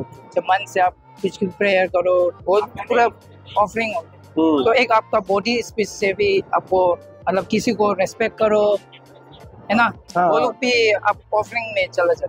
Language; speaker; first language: Hindi; non-native, local second language; Tibetan